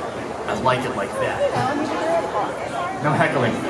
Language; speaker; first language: English; native; English